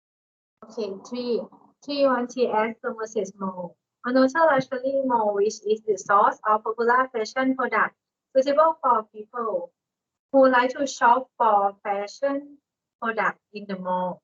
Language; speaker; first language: English; non-native, learner; Thai